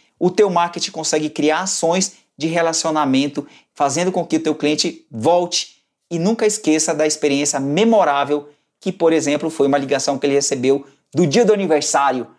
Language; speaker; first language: Portuguese; native; Portuguese